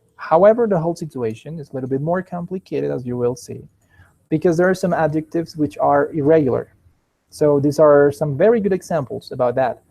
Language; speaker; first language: English; non-native, fluent; Spanish